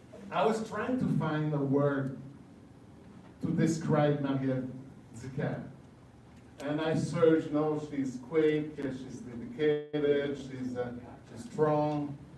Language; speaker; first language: English; non-native, fluent; French